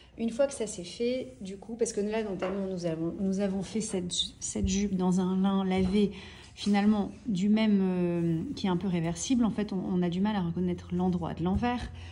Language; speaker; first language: French; native; French